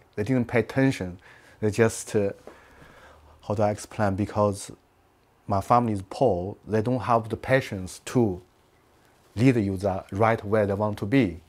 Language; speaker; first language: English; non-native, learner; Chinese